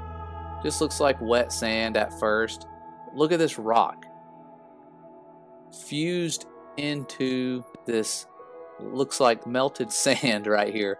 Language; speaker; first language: English; native; English